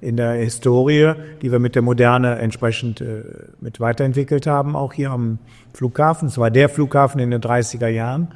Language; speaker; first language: German; native; German